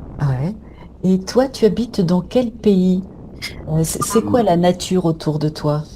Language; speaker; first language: French; native; French